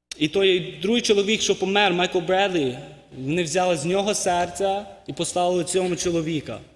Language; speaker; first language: Ukrainian; early bilingual, heritage; Ukrainian